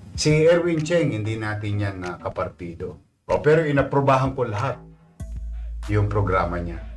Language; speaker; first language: Filipino; native; Filipino